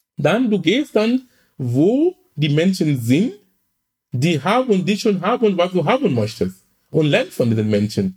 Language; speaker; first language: German; non-native, fluent; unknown